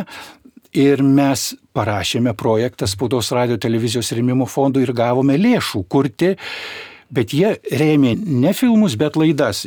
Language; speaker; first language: Lithuanian; native; Lithuanian